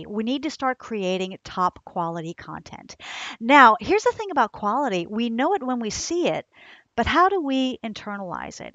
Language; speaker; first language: English; native; English